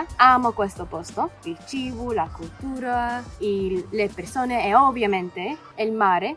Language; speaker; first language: Italian; non-native, learner; English